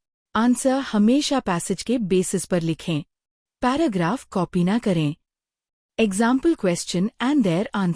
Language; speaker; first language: Hindi; native; Hindi